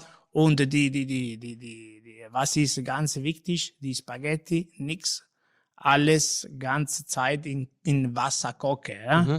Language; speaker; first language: German; non-native, learner; Italian